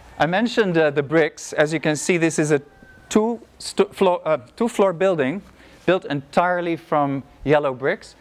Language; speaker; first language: English; non-native, fluent; Dutch